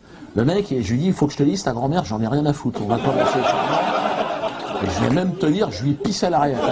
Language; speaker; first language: French; native; French